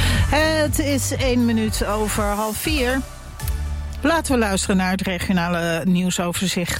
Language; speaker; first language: Dutch; native; Dutch